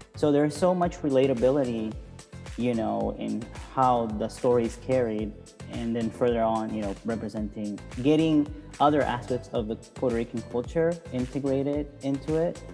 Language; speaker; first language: English; native; English